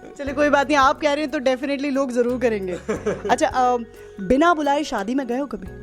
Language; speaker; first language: Hindi; native; Hindi